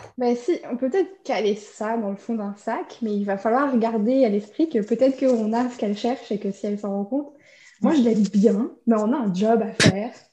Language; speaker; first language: French; native; French